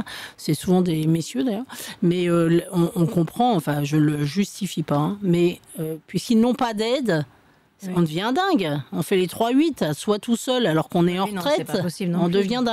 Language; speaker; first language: French; native; French